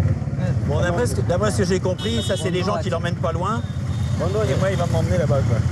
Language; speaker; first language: French; native; French